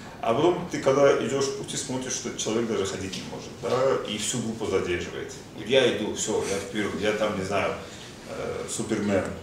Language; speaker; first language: Russian; non-native, local second language; Azerbaijani